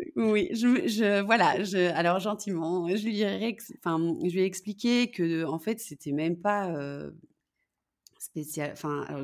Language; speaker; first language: French; native; French